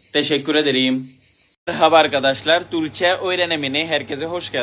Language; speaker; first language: Turkish; non-native, fluent; Bangla